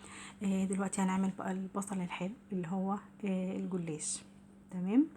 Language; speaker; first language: Arabic; native; Arabic